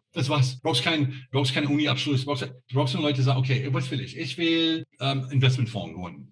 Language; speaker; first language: German; non-native, fluent; English